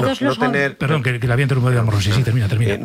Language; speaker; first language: Spanish; native; Spanish